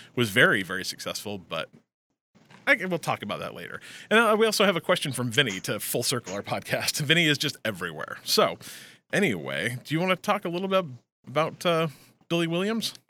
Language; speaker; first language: English; native; English